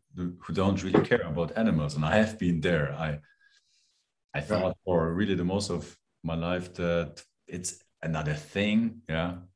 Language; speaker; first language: English; non-native, fluent; German